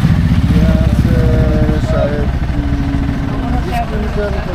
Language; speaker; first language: Hindi; non-native, local second language; Bangla